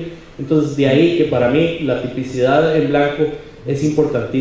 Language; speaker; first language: Spanish; native; Spanish